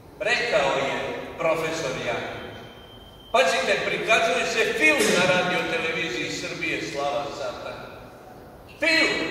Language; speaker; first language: Serbian; non-native, fluent; Greek